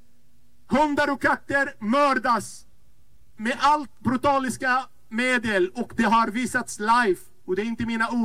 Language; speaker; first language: Swedish; non-native, fluent; Arabic